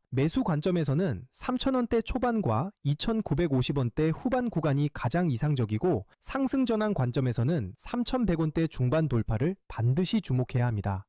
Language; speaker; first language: Korean; native; Korean